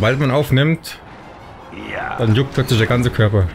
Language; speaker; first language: German; native; German